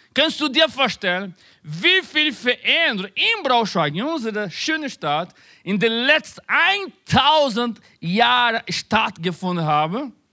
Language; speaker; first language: German; non-native, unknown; Spanish